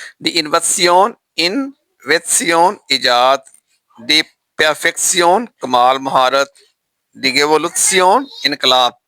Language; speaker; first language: Urdu; non-native, local second language; Punjabi